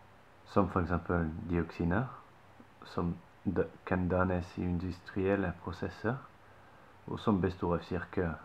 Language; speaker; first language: Norwegian; non-native, fluent; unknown